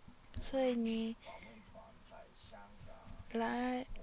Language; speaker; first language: Chinese; non-native, learner; Japanese